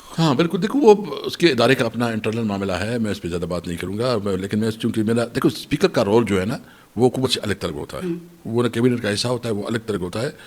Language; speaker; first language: Urdu; non-native, local second language; Pashto